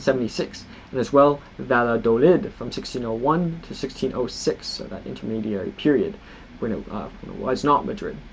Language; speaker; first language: English; native; English